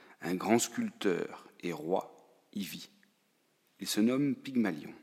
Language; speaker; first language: French; native; French